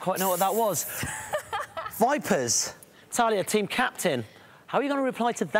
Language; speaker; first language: English; native; English